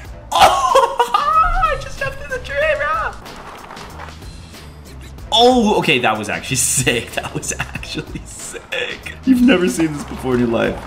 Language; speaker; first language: English; native; English